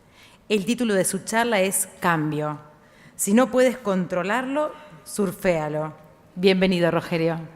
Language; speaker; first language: Spanish; native; Spanish